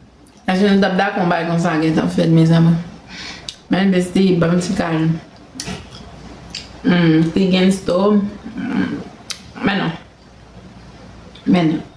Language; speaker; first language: French; non-native, learner; Haitian Creole